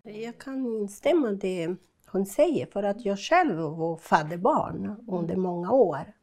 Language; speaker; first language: Swedish; non-native, fluent; Portuguese